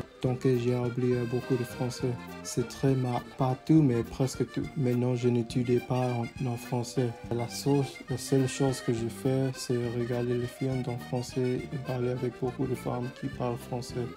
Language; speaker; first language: French; early bilingual, heritage; English